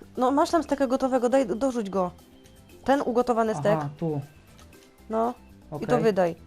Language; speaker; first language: Polish; native; Polish